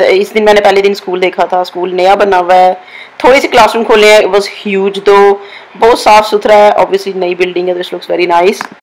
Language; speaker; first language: Urdu; native; Urdu